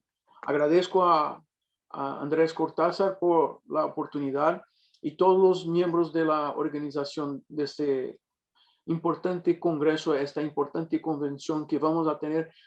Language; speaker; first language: Spanish; non-native, fluent; Portuguese